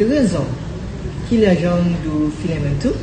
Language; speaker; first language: French; non-native, learner; Malay